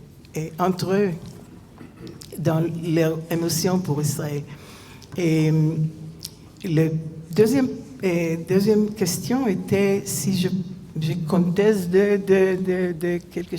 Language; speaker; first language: French; non-native, fluent; Hebrew